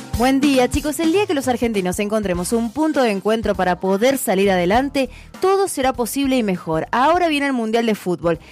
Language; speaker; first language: Spanish; native; Spanish